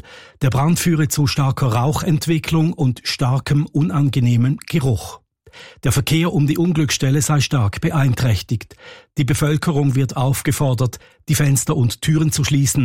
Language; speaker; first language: German; native; German